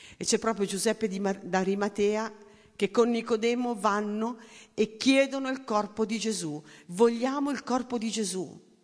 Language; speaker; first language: Italian; native; Italian